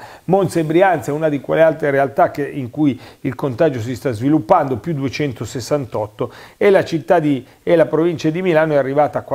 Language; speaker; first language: Italian; native; Italian